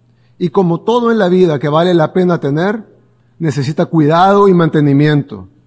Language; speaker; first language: Spanish; native; Spanish